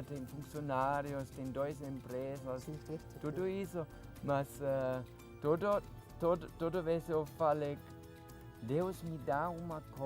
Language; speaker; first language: Portuguese; non-native, learner; German